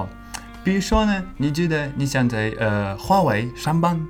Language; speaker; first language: Chinese; non-native, learner; English